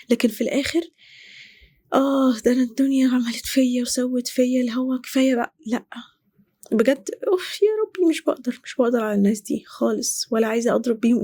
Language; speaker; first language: Arabic; native; Arabic